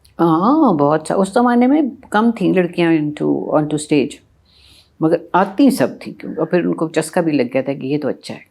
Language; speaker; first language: Urdu; native; Urdu